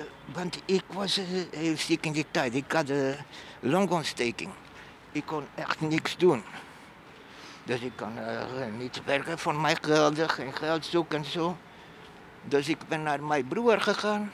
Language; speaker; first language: Dutch; non-native, fluent; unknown